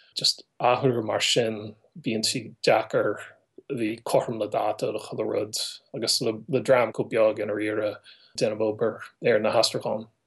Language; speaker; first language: Irish; non-native, fluent; English